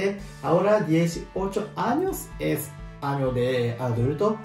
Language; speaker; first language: Spanish; non-native, learner; Japanese